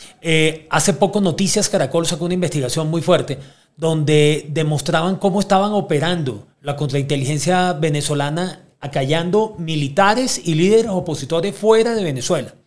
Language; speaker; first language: Spanish; native; Spanish